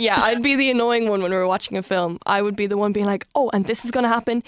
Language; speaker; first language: English; native; English